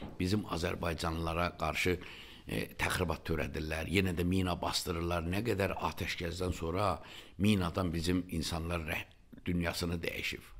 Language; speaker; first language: Azerbaijani; native; Azerbaijani